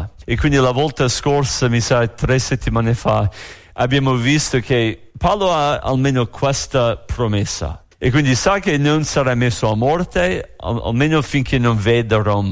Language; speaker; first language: Italian; non-native, fluent; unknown